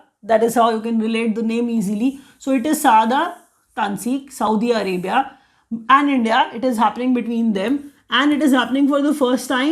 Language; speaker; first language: English; non-native, local second language; Hindi